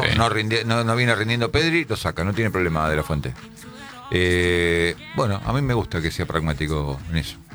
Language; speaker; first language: Spanish; native; Spanish